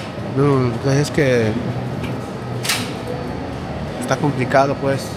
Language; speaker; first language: Spanish; native; Spanish